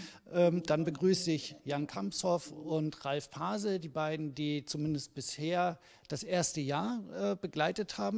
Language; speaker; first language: German; native; German